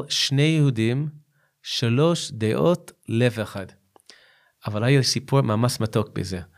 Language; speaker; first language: Hebrew; non-native, fluent; English